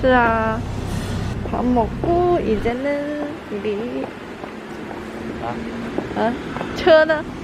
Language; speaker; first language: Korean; non-native, fluent; Chinese